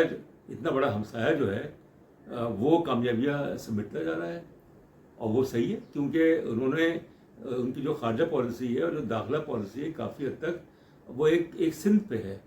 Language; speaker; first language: Urdu; native; Urdu